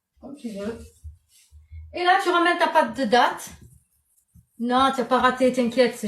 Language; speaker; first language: French; non-native, local second language; Arabic